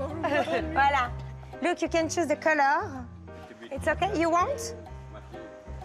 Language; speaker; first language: English; non-native, learner; French